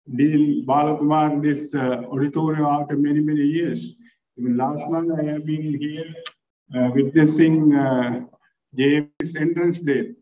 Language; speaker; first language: English; non-native, local second language; Tamil